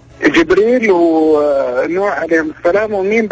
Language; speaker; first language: Arabic; native; Arabic